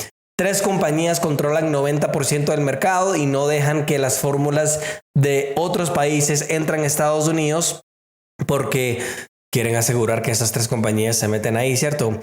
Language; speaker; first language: Spanish; native; Spanish